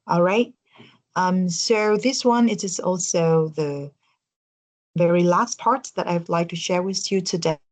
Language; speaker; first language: English; non-native, fluent; Vietnamese